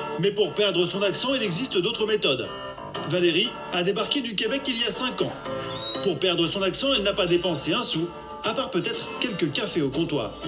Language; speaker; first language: French; native; French